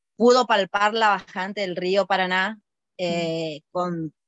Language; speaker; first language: Spanish; native; Spanish